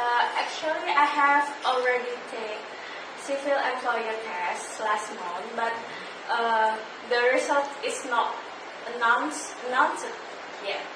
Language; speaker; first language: English; non-native, learner; Indonesian